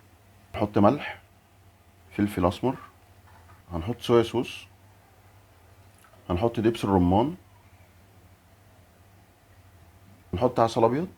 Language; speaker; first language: Arabic; native; Arabic